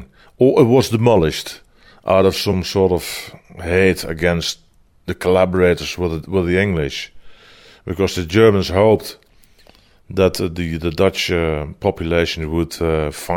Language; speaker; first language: English; non-native, fluent; Dutch